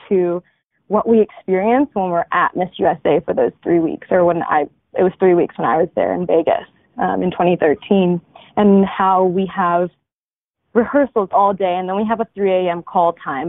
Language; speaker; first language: English; early bilingual, other home language; Bangla